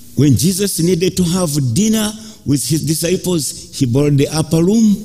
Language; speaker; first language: English; non-native, local second language; Ganda